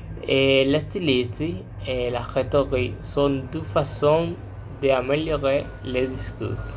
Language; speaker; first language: French; non-native, learner; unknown